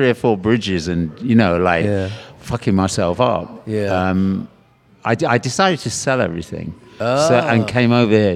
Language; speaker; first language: English; native; English